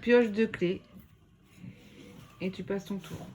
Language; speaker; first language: French; native; French